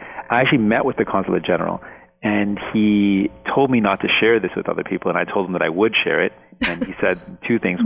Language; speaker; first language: English; non-native, fluent; Punjabi